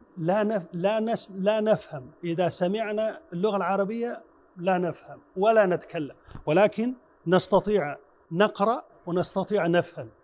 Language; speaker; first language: Arabic; non-native, fluent; Chinese